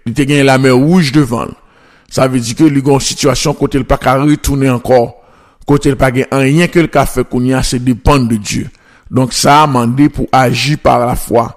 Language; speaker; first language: French; non-native, local second language; Haitian Creole